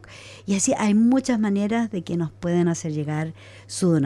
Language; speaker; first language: Spanish; native; Spanish